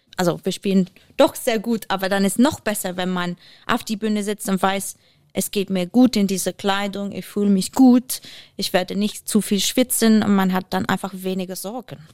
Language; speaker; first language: German; non-native, fluent; English